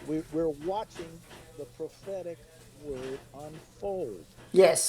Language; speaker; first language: English; native; English